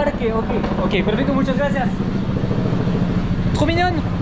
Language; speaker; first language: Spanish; non-native, learner; French